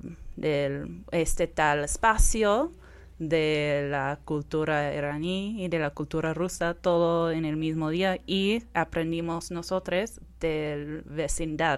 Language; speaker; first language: Spanish; non-native, fluent; English